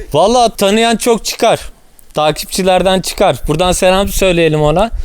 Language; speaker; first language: Turkish; native; Turkish